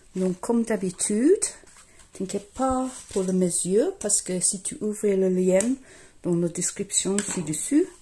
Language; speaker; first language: French; non-native, fluent; English